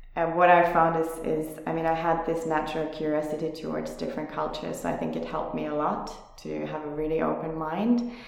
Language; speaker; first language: English; non-native, fluent; Finnish